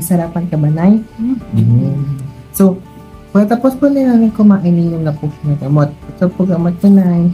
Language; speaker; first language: Filipino; native; Filipino